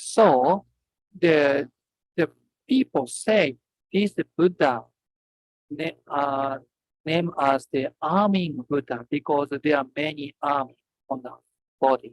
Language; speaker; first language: English; non-native, fluent; Japanese